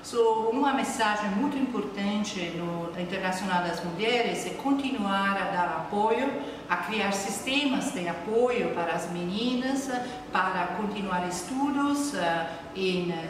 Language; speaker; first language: Portuguese; non-native, fluent; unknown